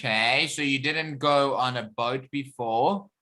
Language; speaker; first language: English; non-native, fluent; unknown